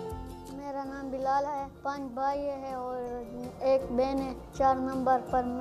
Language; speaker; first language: Hindi; non-native, local second language; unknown